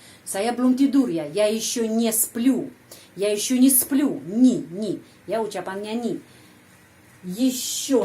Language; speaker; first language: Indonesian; non-native, fluent; Russian